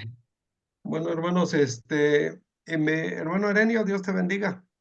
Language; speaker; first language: Spanish; native; Spanish